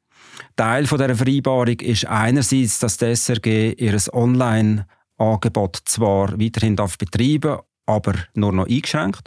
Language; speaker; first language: German; native; German